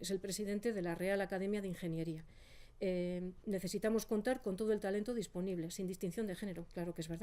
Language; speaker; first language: Spanish; native; Spanish